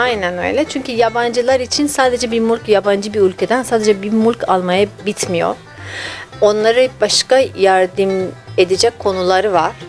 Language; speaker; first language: Turkish; non-native, fluent; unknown